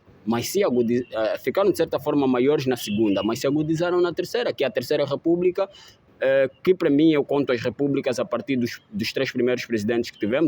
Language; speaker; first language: Portuguese; native; Portuguese